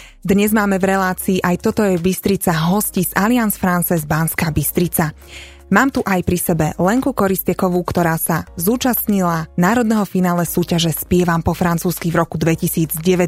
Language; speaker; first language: Slovak; native; Slovak